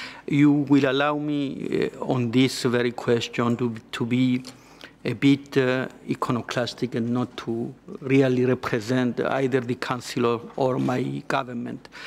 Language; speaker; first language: English; non-native, fluent; Greek